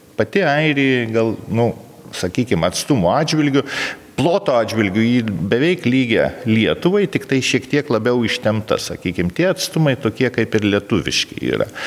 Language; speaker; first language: Lithuanian; native; Lithuanian